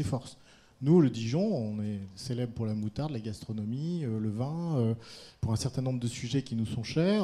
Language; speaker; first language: French; native; French